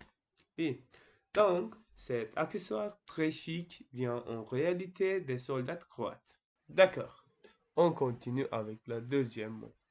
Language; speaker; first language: French; non-native, learner; Turkish